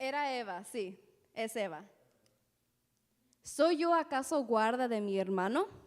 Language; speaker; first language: Spanish; native; Spanish